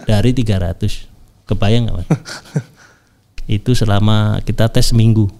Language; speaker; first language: Indonesian; native; Indonesian